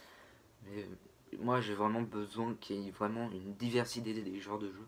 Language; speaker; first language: French; native; French